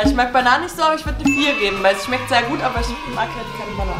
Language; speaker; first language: German; non-native, learner; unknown